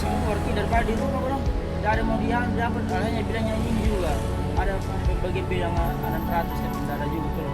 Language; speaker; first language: Indonesian; non-native, local second language; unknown